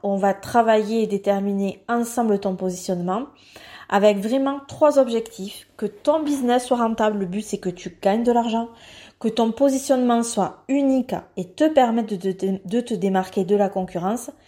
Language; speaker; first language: French; native; French